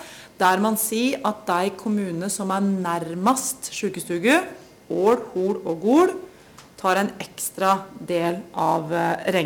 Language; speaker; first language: Norwegian; native; Norwegian